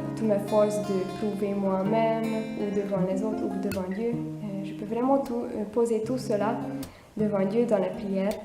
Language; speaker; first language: French; non-native, fluent; Hungarian